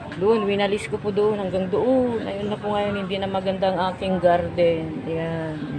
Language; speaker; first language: Filipino; native; Filipino